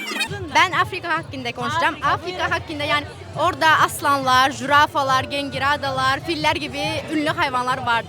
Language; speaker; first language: Turkish; non-native, learner; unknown